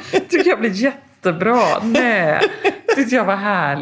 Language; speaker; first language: Swedish; native; Swedish